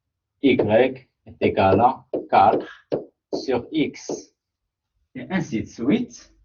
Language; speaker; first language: French; non-native, local second language; Arabic